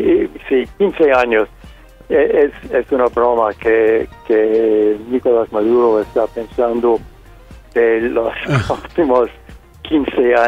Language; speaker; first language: Spanish; non-native, fluent; English